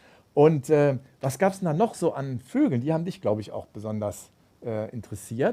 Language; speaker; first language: German; native; German